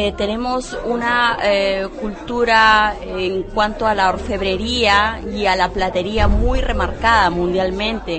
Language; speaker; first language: Spanish; native; Spanish